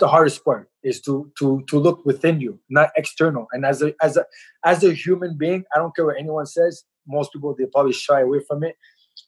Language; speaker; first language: English; native; English